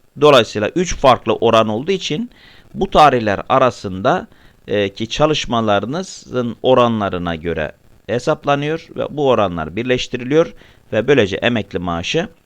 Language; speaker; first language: Turkish; native; Turkish